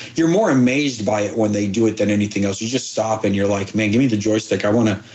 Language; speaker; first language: English; early bilingual, other home language; Persian